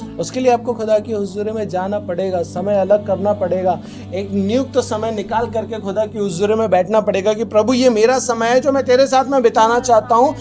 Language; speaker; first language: Hindi; non-native, local second language; Marathi